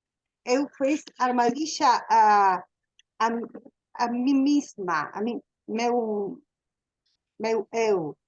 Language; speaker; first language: Portuguese; non-native, learner; Spanish